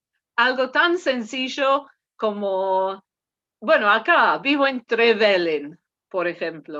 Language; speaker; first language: Spanish; non-native, fluent; English